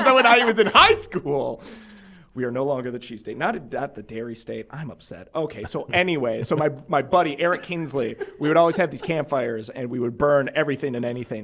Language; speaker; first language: English; native; English